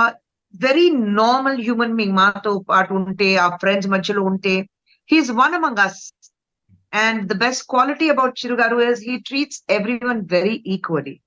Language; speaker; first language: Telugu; non-native, fluent; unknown